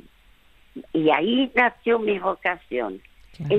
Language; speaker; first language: Spanish; early bilingual, other home language; French